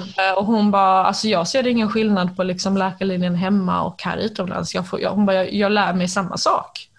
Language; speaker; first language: Swedish; native; Swedish